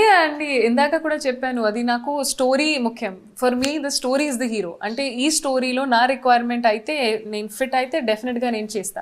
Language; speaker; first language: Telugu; non-native, learner; Hindi